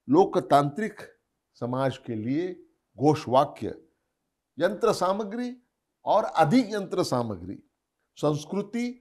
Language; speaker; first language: Hindi; non-native, local second language; Marathi